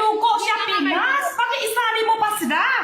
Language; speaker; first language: Filipino; non-native, learner; Chinese